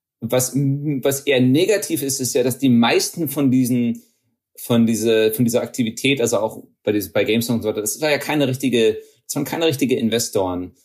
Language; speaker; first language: German; early bilingual, heritage; German